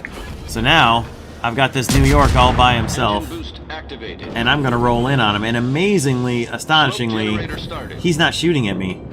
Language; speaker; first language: English; native; English